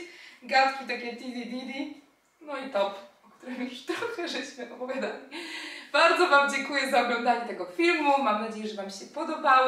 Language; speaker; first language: Polish; native; Polish